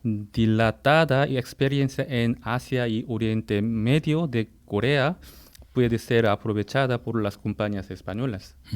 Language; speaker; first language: Spanish; non-native, fluent; Korean